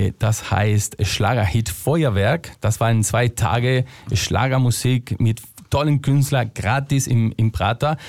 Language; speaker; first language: German; non-native, fluent; Spanish